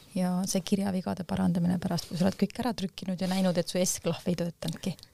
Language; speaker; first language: Estonian; native; Estonian